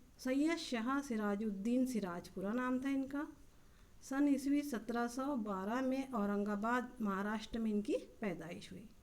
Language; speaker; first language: Urdu; native; Urdu